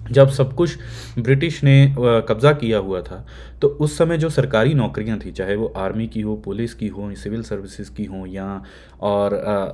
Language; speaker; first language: Hindi; native; Hindi